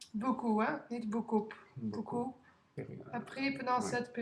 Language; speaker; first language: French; non-native, fluent; Dutch